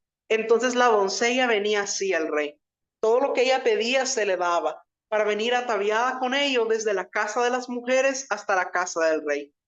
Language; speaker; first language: Spanish; native; Spanish